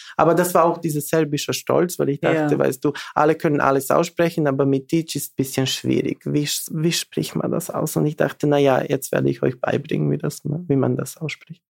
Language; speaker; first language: German; non-native, fluent; Serbian